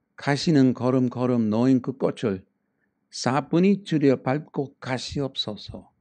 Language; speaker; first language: Korean; non-native, fluent; English